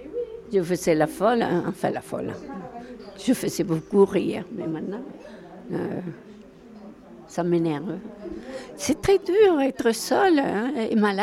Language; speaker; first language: French; non-native, fluent; Spanish